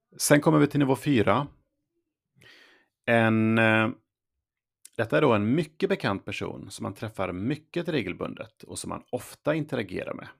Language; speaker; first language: Swedish; native; Swedish